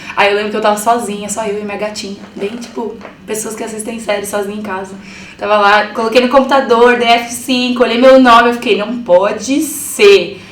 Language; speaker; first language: Portuguese; early bilingual, other home language; Spanish